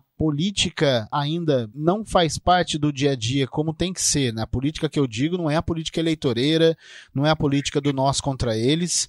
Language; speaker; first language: Portuguese; native; Portuguese